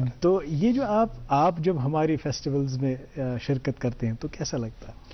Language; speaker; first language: Urdu; non-native, local second language; Kashmiri